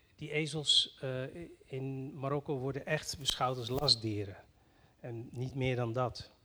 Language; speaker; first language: Dutch; early bilingual, other home language; Riffian